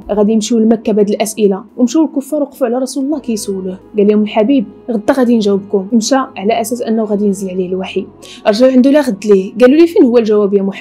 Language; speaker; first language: Arabic; native; Arabic